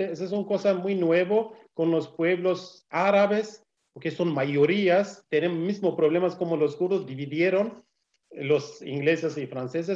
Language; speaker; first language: Spanish; non-native, learner; Kurdish